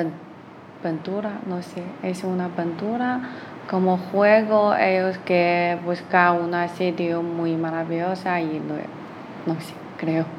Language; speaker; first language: Spanish; non-native, learner; Chinese